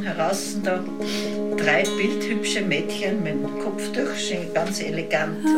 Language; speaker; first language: German; native; German